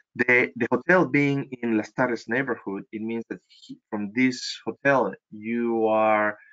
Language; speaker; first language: English; non-native, fluent; Spanish